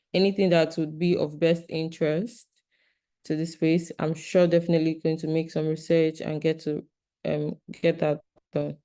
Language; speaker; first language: English; non-native, local second language; Yoruba